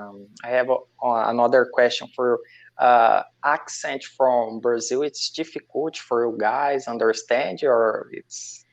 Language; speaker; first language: English; non-native, learner; Portuguese